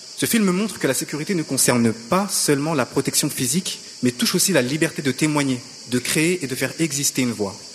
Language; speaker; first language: French; native; French